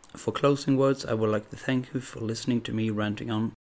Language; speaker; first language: English; non-native, fluent; Swedish